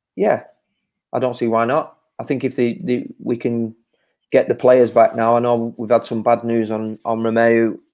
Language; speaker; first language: English; native; English